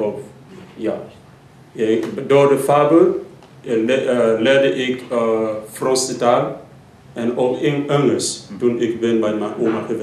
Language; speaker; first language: Dutch; non-native, learner; Lingala